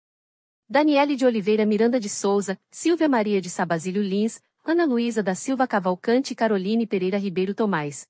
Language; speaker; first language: Portuguese; native; Portuguese